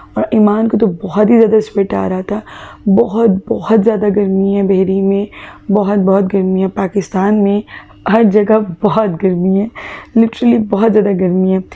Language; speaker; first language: Urdu; native; Urdu